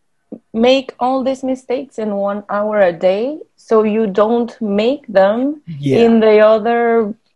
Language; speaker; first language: English; non-native, fluent; Spanish